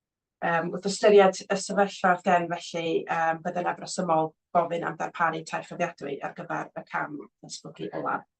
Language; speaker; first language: Welsh; native; Welsh